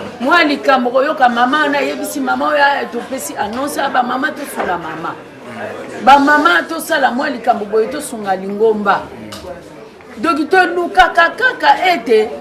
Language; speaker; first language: Lingala; non-native, local second language; Kongo